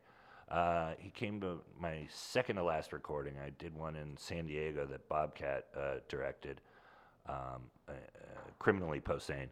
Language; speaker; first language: English; native; English